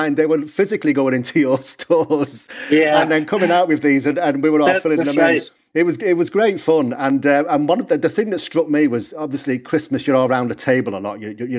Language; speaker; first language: English; native; English